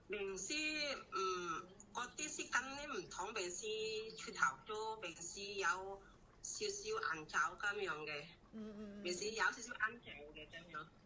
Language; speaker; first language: Cantonese; non-native, learner; Indonesian